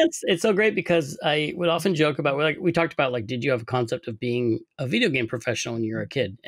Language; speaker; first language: English; native; English